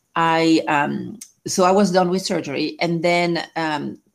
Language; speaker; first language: English; non-native, fluent; French